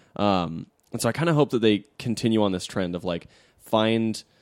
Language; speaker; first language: English; native; English